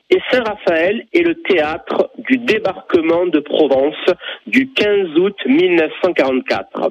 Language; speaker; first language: French; native; French